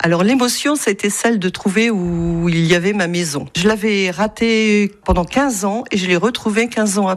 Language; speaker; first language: French; native; French